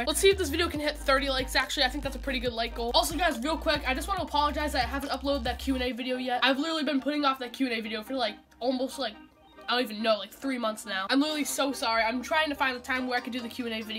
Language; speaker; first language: English; native; English